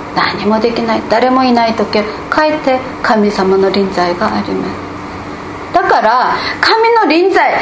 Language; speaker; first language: Japanese; non-native, fluent; Korean